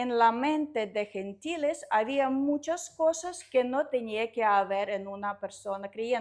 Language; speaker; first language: Spanish; non-native, learner; Russian